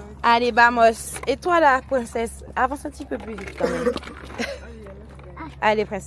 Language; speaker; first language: French; native; French